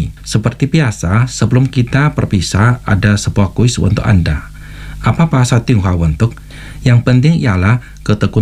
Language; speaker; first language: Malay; non-native, fluent; Chinese